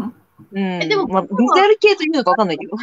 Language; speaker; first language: Japanese; native; Japanese